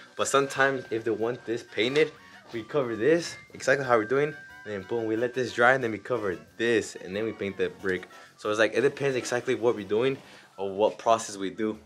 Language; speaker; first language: English; early bilingual, other home language; Spanish